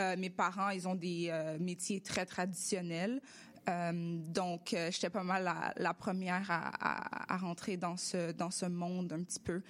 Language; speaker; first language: French; early bilingual, other home language; Russian